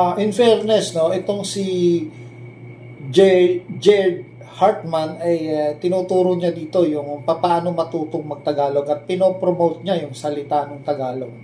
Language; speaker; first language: Filipino; native; Filipino